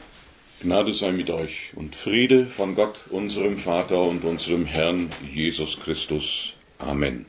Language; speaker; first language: German; native; German